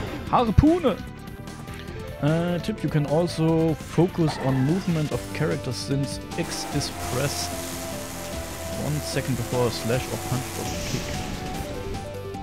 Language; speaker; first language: English; non-native, learner; German